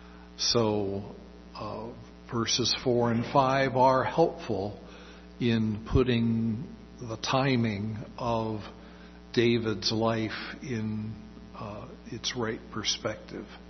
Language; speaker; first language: English; native; English